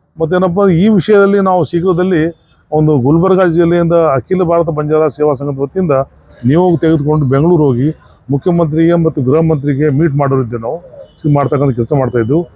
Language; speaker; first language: Kannada; non-native, local second language; Lambadi